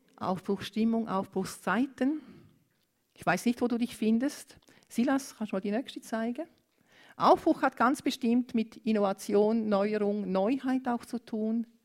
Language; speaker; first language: German; non-native, fluent; Romanian